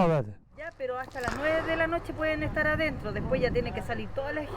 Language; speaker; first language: Spanish; native; Spanish